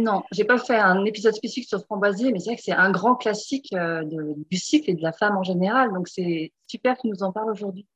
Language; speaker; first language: French; native; French